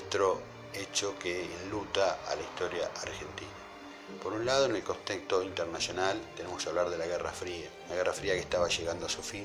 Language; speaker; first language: Spanish; native; Spanish